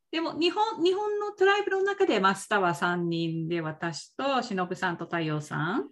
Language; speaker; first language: Japanese; non-native, fluent; English